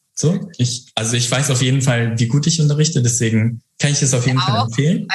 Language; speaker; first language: German; native; German